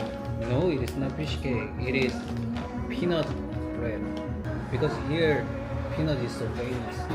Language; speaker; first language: English; non-native, learner; Korean